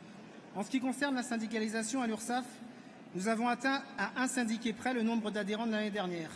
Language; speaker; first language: French; native; French